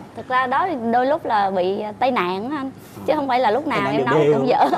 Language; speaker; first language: Vietnamese; native; Vietnamese